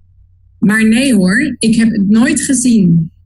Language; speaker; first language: Dutch; non-native, learner; Spanish